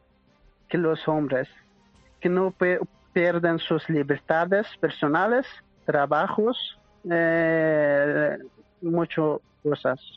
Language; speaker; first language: Spanish; non-native, learner; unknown